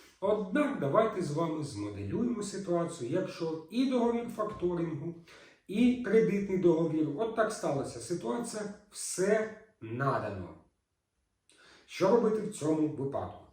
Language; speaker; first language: Ukrainian; native; Ukrainian